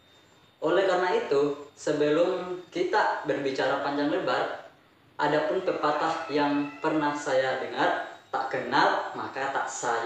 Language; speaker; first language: Indonesian; native; Indonesian